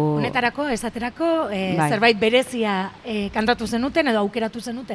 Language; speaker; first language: Basque; native; Basque